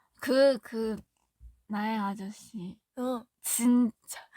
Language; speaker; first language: Korean; non-native, fluent; Japanese